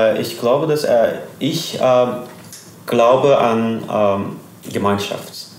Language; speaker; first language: German; non-native, learner; Persian